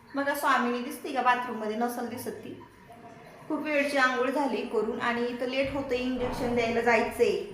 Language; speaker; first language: Marathi; non-native, local second language; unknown